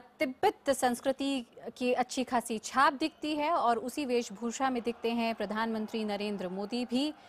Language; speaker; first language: Hindi; native; Hindi